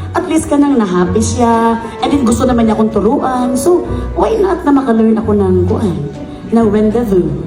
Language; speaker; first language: Filipino; non-native, local second language; Cebuano